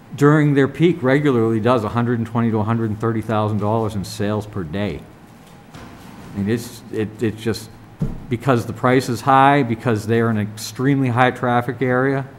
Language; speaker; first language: English; native; English